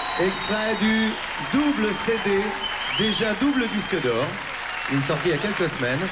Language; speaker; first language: French; native; French